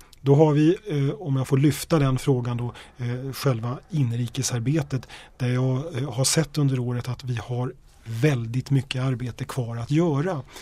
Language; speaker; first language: Swedish; native; Swedish